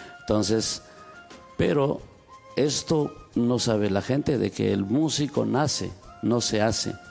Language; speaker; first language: Spanish; non-native, local second language; Quechua